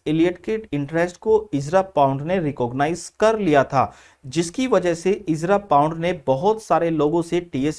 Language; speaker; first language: Hindi; native; Hindi